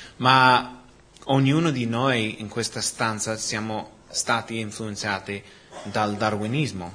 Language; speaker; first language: Italian; non-native, fluent; Spanish